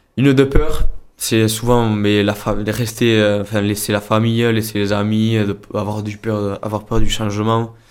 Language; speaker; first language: French; non-native, fluent; Spanish